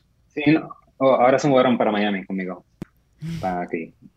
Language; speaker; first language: Spanish; native; Spanish